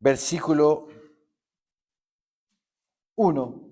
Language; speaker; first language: Spanish; native; Spanish